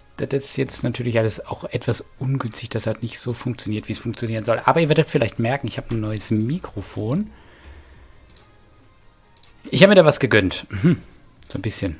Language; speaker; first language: German; native; German